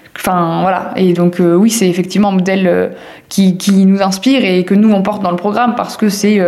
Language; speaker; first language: French; native; French